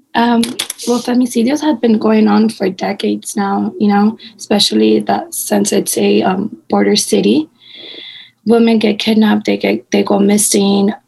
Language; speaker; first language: English; early bilingual, other home language; Spanish